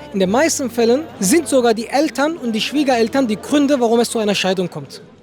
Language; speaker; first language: German; early bilingual, other home language; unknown